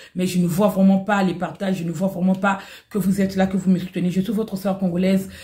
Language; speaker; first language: French; non-native, local second language; Lingala